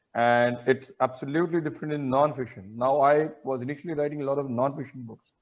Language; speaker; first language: English; non-native, local second language; Hindi